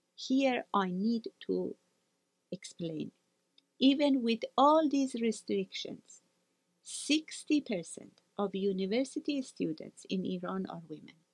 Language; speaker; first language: English; non-native, fluent; Persian